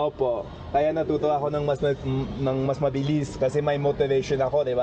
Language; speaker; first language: Filipino; non-native, fluent; English